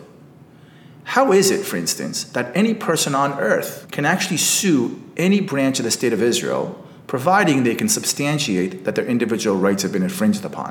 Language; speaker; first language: English; native; English